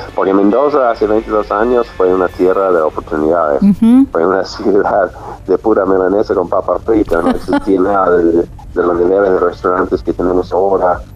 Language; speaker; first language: Spanish; non-native, fluent; English